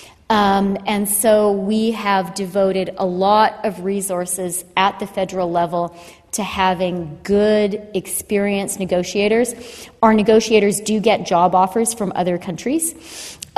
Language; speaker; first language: English; native; English